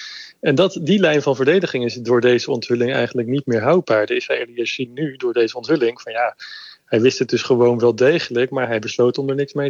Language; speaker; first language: Dutch; native; Dutch